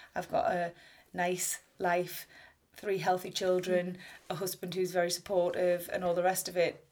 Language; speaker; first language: English; native; English